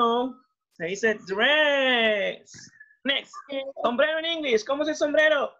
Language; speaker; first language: Spanish; native; Spanish